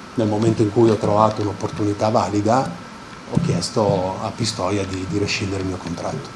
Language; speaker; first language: Italian; native; Italian